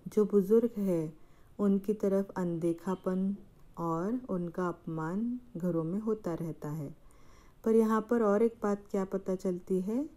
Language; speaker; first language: Hindi; non-native, local second language; Marathi